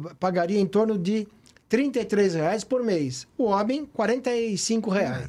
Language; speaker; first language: Portuguese; native; Portuguese